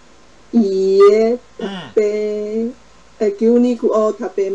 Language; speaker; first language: Japanese; non-native, learner; Chinese